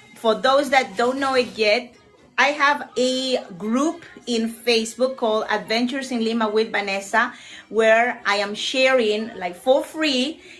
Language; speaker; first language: English; non-native, fluent; Spanish